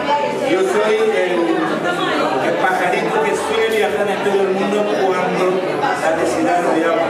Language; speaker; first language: Spanish; non-native, fluent; Lingala